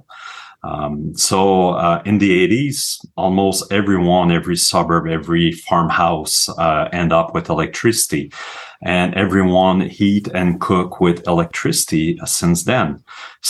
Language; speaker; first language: English; non-native, fluent; French